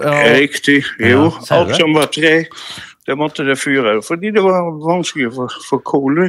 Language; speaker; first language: Norwegian; non-native, fluent; Dutch